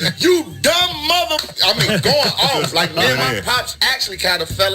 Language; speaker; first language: English; native; English